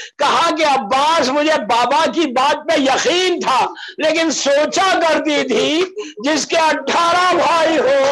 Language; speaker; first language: Urdu; native; Urdu